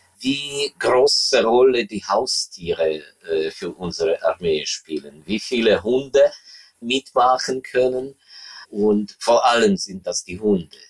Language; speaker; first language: German; non-native, fluent; Ukrainian